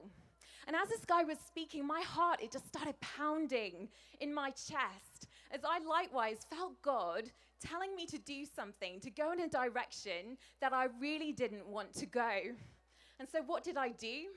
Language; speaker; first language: English; native; English